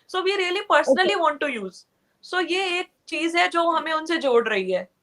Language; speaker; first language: Hindi; native; Hindi